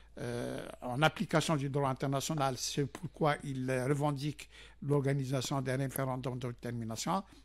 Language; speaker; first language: French; non-native, local second language; Arabic